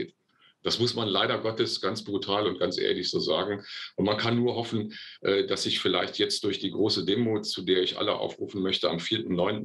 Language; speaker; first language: German; native; German